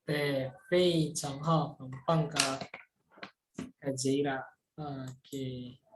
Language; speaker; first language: Chinese; non-native, fluent; Indonesian